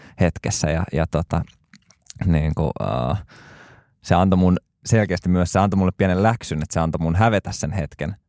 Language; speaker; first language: Finnish; early bilingual, other home language; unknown